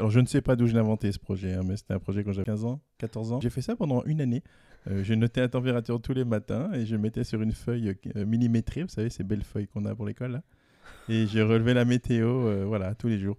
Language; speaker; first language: French; native; French